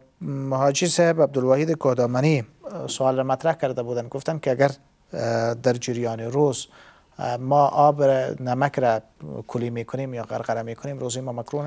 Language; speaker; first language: Persian; native; Persian